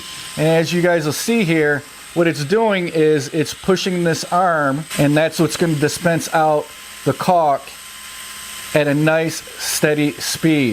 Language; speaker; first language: English; native; English